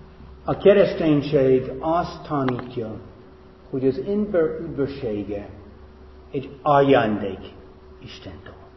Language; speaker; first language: Hungarian; non-native, fluent; English